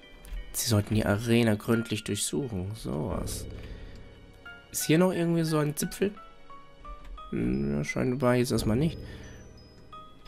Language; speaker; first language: German; native; German